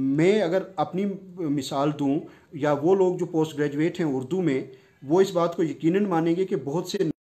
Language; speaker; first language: Urdu; non-native, local second language; Punjabi